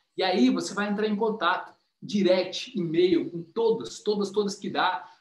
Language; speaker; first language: Portuguese; native; Portuguese